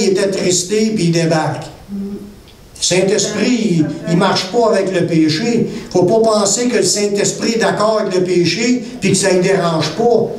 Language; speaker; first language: French; native; French